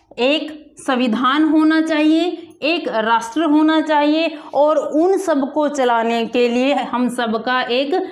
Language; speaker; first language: Hindi; native; Hindi